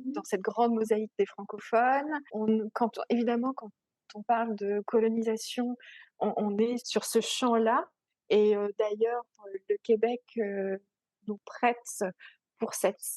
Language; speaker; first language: French; native; French